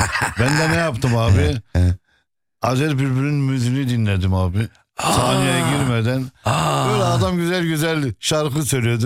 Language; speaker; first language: Turkish; early bilingual, heritage; Turkish